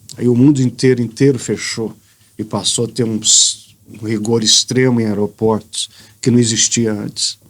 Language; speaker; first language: Portuguese; native; Portuguese